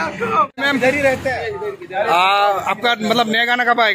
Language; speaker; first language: Hindi; non-native, local second language; Assamese